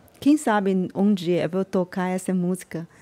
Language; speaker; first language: Portuguese; non-native, learner; Chinese